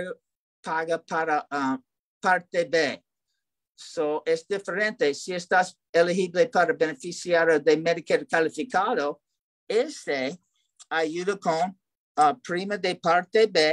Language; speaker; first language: Spanish; non-native, learner; English